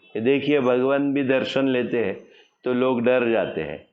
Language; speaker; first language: Hindi; non-native, local second language; Marathi